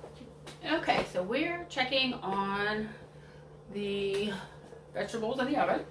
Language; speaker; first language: English; native; English